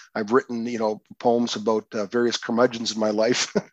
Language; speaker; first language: English; non-native, fluent; Croatian